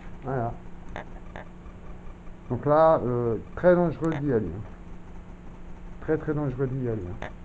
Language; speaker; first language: French; native; French